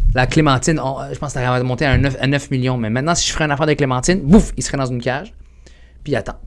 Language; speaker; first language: French; early bilingual, other home language; Arabic